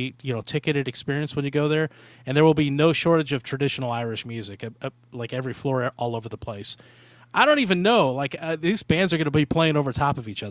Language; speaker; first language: English; native; English